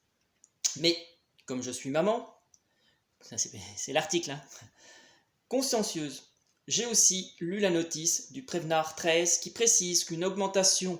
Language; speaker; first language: French; native; French